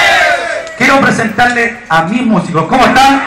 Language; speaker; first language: Spanish; native; Spanish